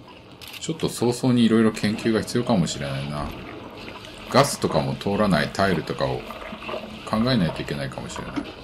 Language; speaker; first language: Japanese; native; Japanese